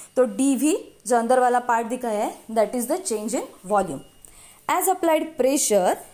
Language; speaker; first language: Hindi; non-native, local second language; Marathi